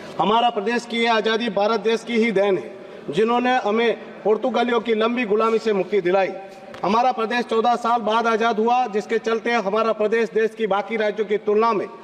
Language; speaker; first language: Hindi; non-native, local second language; Gujarati